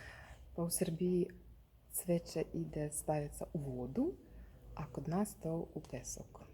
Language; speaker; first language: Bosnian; non-native, learner; Russian